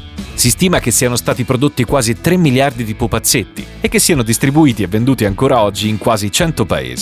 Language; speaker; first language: Italian; native; Italian